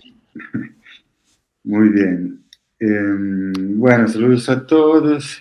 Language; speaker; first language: Spanish; non-native, fluent; Italian